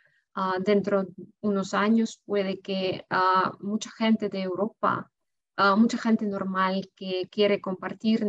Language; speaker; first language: Spanish; non-native, fluent; Russian